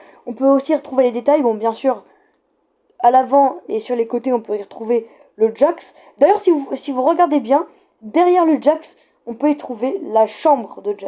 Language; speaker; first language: French; native; French